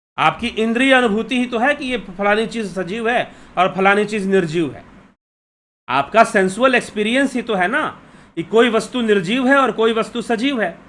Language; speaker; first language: Hindi; native; Hindi